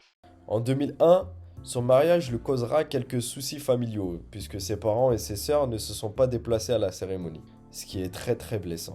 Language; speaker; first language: French; native; French